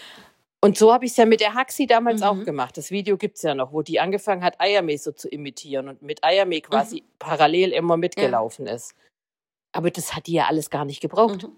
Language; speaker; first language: German; native; German